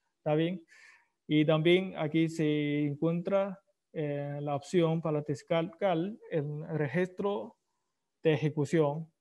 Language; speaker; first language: Spanish; non-native, fluent; Chinese